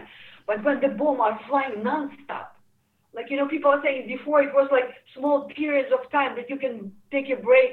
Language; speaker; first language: English; non-native, fluent; Ukrainian